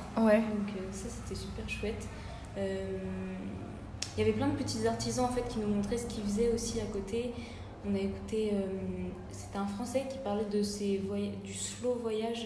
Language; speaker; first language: French; native; French